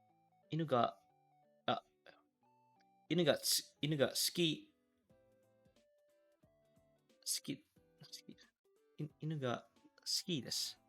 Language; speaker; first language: Japanese; non-native, learner; English